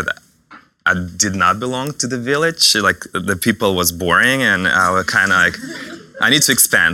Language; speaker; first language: English; non-native, fluent; Russian